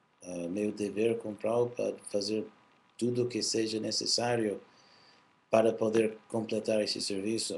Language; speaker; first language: Portuguese; non-native, fluent; English